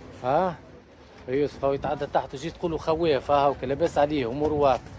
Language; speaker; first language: Arabic; native; Arabic